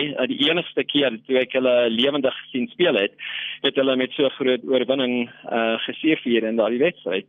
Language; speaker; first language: Afrikaans; non-native, local second language; English